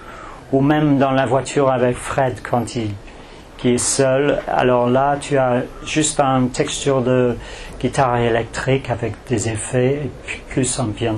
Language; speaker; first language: French; non-native, fluent; English